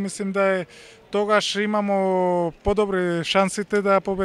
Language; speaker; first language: Macedonian; non-native, learner; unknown